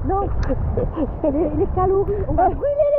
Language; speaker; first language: French; native; French